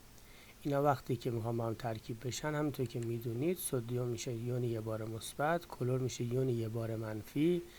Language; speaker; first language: Persian; native; Persian